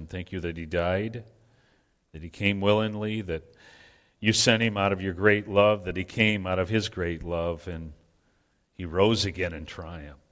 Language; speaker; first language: English; native; English